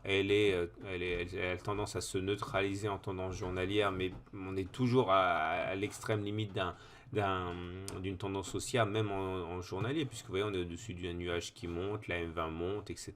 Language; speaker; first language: French; native; French